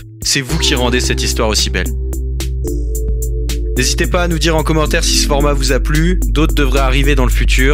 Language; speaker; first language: French; native; French